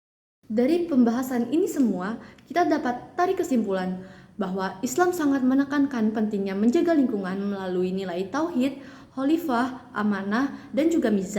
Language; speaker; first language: Indonesian; native; Indonesian